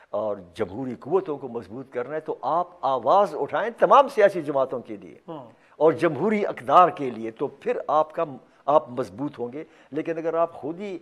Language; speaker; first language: Urdu; non-native, local second language; Pashto